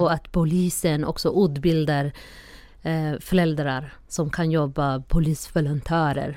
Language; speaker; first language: Swedish; non-native, fluent; Somali